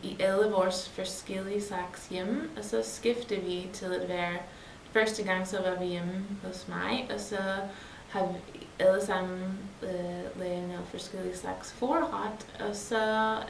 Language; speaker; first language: Danish; non-native, learner; English